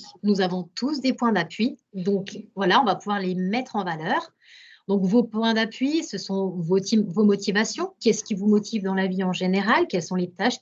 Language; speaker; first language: French; native; French